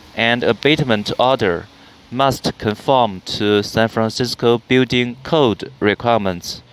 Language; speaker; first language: English; non-native, fluent; Chinese